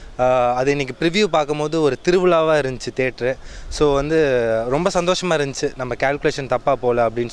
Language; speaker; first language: Tamil; native; Tamil